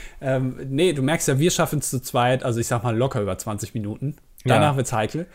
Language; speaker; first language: German; native; German